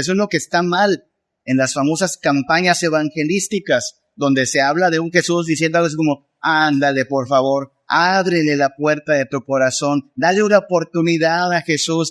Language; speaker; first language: Spanish; native; Spanish